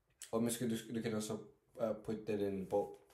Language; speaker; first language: Danish; non-native, learner; Turkish